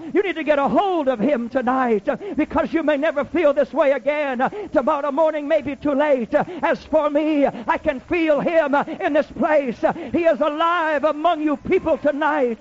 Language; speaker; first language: English; native; English